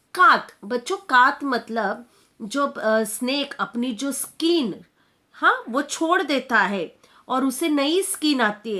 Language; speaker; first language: Hindi; non-native, local second language; Marathi